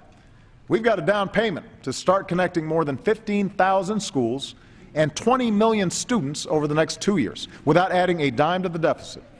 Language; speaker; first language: English; native; English